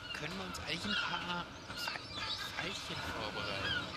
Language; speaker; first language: German; native; German